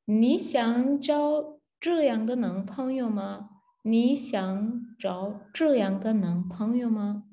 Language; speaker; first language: Chinese; non-native, learner; Turkish